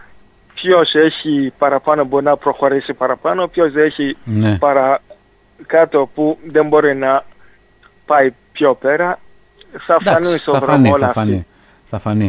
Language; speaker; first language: Greek; non-native, fluent; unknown